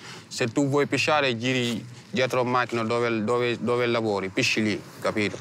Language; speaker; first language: Italian; non-native, learner; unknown